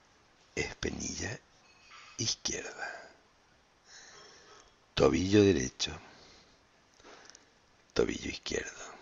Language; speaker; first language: Spanish; native; Spanish